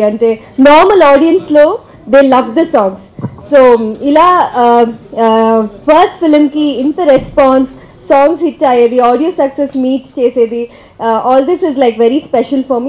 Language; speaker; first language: Telugu; non-native, fluent; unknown